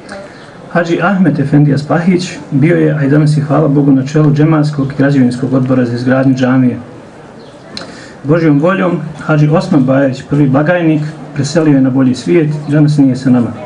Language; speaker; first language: Croatian; native; Croatian